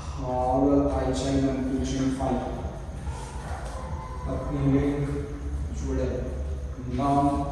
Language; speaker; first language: Vietnamese; non-native, learner; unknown